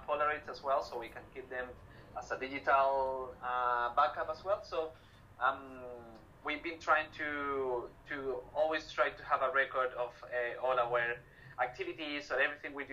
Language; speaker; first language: English; non-native, fluent; Spanish